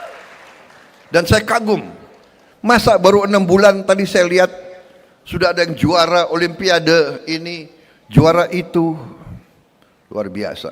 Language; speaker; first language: Indonesian; native; Indonesian